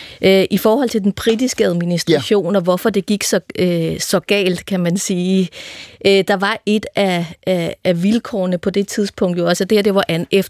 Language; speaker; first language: Danish; native; Danish